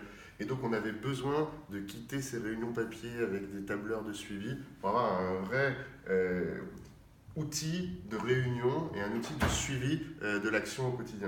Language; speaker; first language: French; native; French